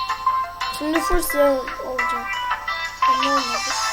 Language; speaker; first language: Turkish; native; Turkish